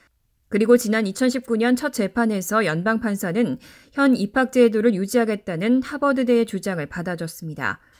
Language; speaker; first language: Korean; native; Korean